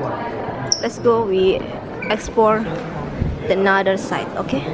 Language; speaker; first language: English; non-native, learner; Indonesian